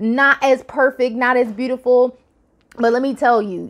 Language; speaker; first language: English; native; English